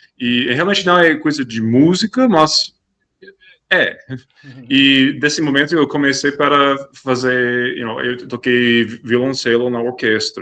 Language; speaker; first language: Portuguese; non-native, fluent; English